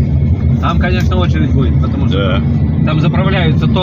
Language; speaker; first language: Russian; native; Russian